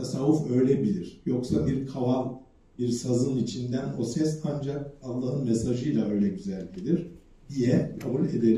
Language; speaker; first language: Turkish; native; Turkish